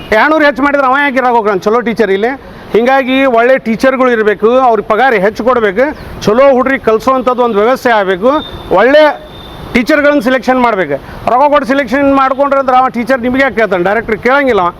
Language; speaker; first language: Kannada; non-native, local second language; Urdu